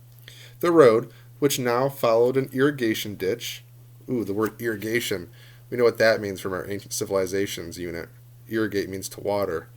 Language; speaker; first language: English; native; English